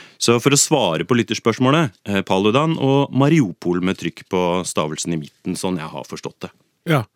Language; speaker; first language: Norwegian; native; Norwegian